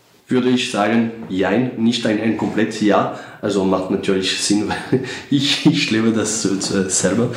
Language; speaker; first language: German; non-native, fluent; French